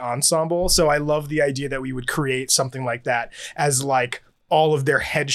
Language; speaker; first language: English; native; English